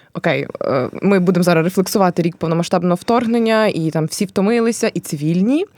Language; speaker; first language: Ukrainian; native; Ukrainian